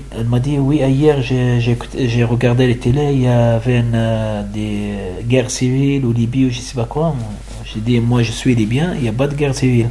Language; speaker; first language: French; non-native, learner; Arabic